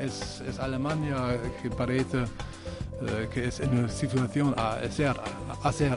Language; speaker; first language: Spanish; non-native, learner; German